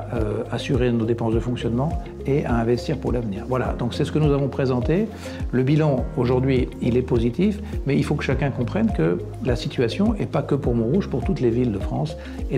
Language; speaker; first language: French; native; French